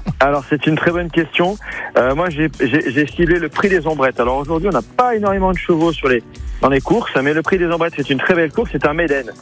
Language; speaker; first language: French; native; French